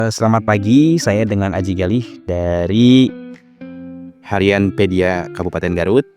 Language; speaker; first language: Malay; non-native, local second language; Sundanese